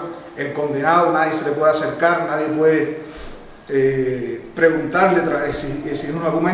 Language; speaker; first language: Spanish; native; Spanish